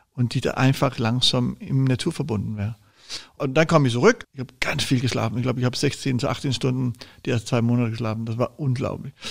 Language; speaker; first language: German; non-native, fluent; Danish